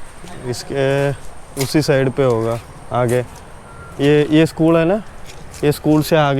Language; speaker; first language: Hindi; non-native, local second language; Malayalam